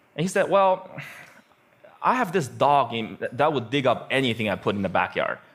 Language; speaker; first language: English; non-native, fluent; Chinese